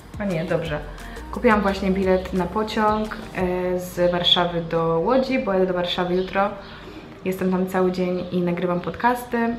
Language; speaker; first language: Polish; native; Polish